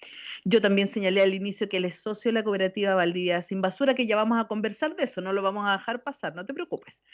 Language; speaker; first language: Spanish; native; Spanish